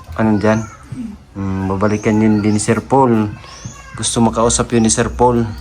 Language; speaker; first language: Filipino; non-native, local second language; Cebuano